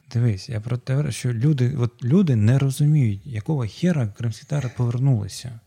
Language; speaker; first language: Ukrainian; non-native, local second language; Russian